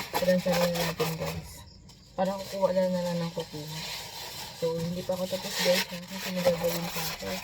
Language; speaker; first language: Filipino; native; Filipino